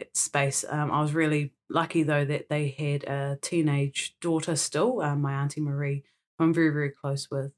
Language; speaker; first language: English; native; English